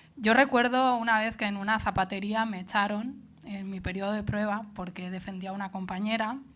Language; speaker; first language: Spanish; non-native, local second language; Catalan